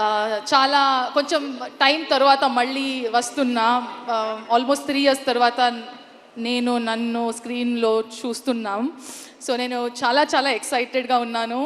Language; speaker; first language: Telugu; non-native, learner; Kannada